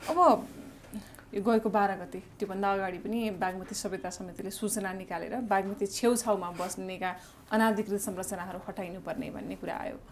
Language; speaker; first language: Nepali; native; Nepali